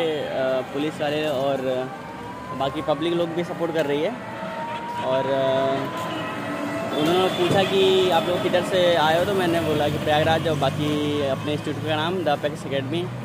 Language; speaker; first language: Hindi; native; Hindi